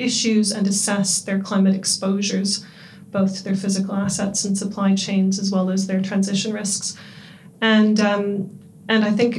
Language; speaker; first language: English; native; English